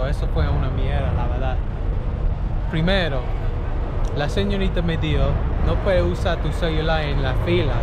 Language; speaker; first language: Spanish; non-native, learner; English